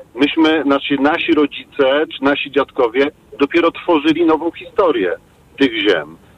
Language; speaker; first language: Polish; native; Polish